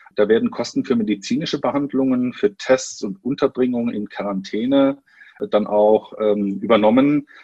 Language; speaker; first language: German; native; German